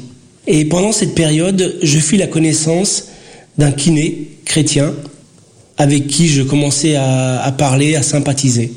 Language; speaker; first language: French; early bilingual, other home language; Portuguese